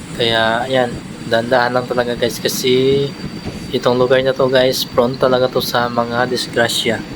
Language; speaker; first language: Filipino; non-native, local second language; Hiligaynon